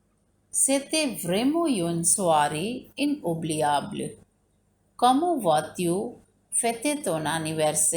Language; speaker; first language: French; non-native, fluent; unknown